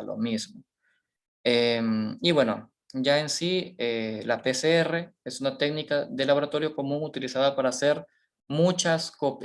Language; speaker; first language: Spanish; native; Spanish